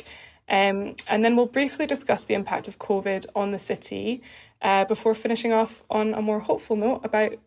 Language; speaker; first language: English; native; English